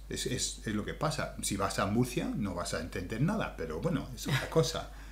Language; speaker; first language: Spanish; non-native, fluent; English